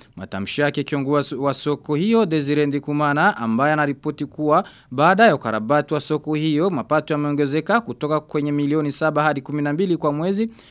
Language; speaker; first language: Swahili; non-native, local second language; Rundi